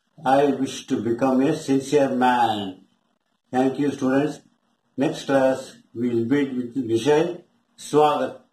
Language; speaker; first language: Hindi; non-native, local second language; Tamil